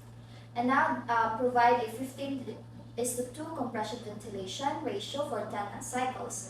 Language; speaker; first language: English; non-native, local second language; Filipino